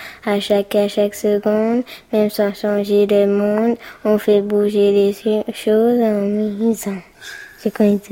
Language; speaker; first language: French; early bilingual, other home language; Pashto